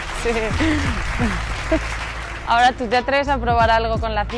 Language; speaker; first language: Spanish; native; Spanish